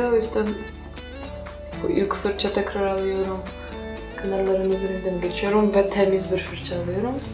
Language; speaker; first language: Turkish; non-native, fluent; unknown